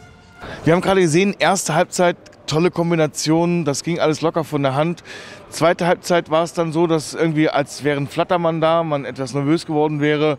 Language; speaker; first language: German; native; German